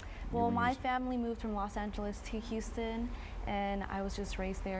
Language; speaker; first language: English; early bilingual, other home language; Spanish